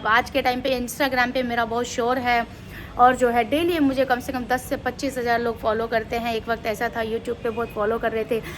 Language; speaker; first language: Hindi; native; Hindi